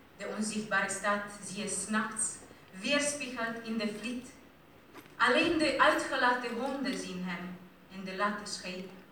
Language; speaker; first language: Dutch; non-native, fluent; Romanian